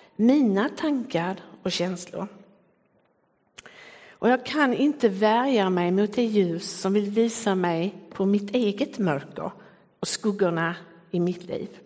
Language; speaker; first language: Swedish; native; Swedish